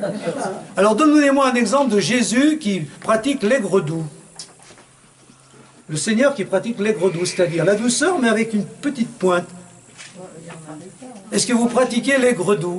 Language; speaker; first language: French; native; French